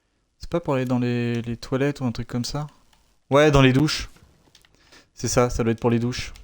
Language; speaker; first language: French; native; French